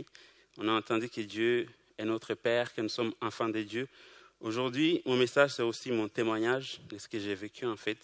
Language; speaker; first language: French; non-native, local second language; Kinyarwanda